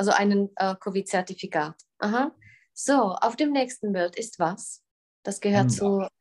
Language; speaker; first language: German; non-native, fluent; Czech